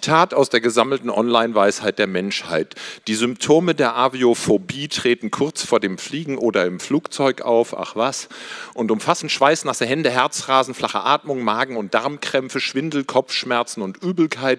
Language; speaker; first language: German; native; German